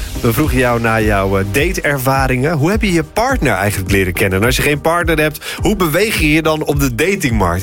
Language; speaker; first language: Dutch; native; Dutch